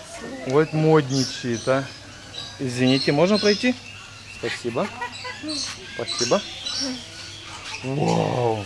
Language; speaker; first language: Russian; native; Russian